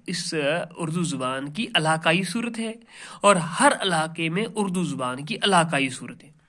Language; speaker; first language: Urdu; non-native, local second language; Kashmiri